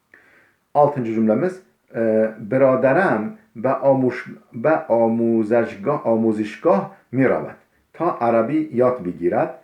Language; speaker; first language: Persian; non-native, fluent; Turkish